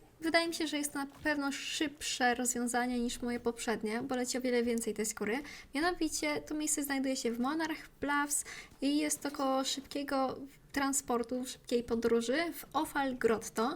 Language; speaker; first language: Polish; native; Polish